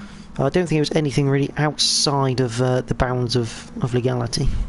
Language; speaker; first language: English; native; English